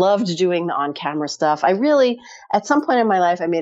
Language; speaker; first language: English; native; English